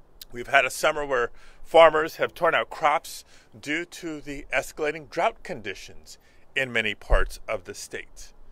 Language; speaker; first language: English; early bilingual, other home language; Spanish